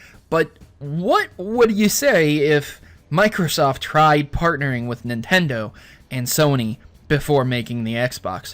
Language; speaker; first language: English; native; English